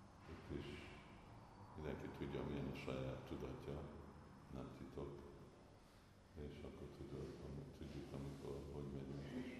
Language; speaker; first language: Hungarian; non-native, fluent; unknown